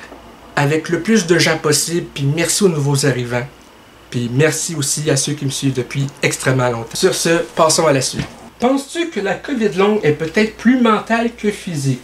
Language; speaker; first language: French; native; French